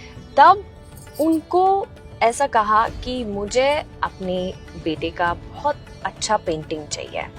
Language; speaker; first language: Hindi; native; Hindi